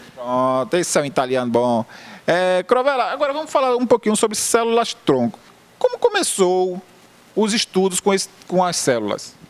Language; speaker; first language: Portuguese; native; Portuguese